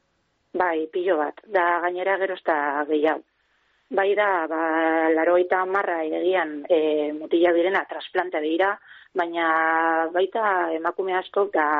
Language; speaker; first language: Basque; native; Basque